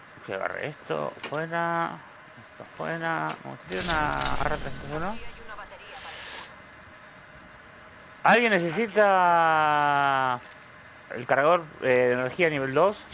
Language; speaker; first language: Spanish; native; Spanish